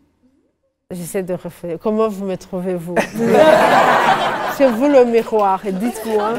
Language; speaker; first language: French; non-native, fluent; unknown